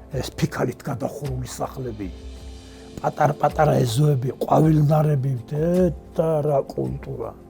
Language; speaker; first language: Georgian; non-native, local second language; Svan